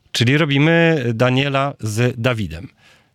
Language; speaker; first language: Polish; native; Polish